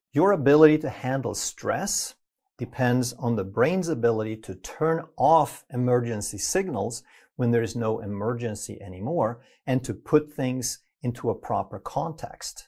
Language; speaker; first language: English; non-native, fluent; Swedish